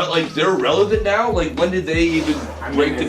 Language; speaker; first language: English; native; English